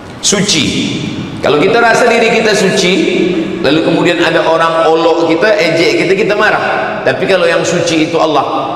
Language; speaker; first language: Malay; native; Malay